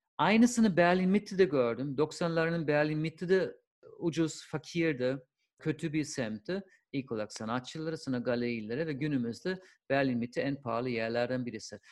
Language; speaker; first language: Turkish; non-native, fluent; German